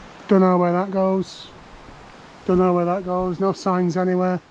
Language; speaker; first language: English; native; English